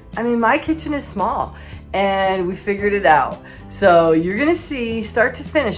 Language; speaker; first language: English; native; English